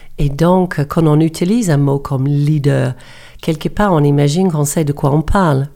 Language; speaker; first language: French; non-native, fluent; English